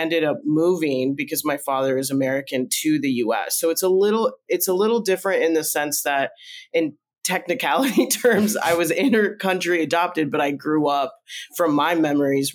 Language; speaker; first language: English; early bilingual, other home language; Spanish